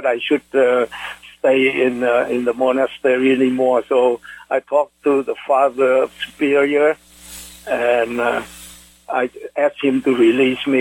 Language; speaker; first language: English; non-native, fluent; Vietnamese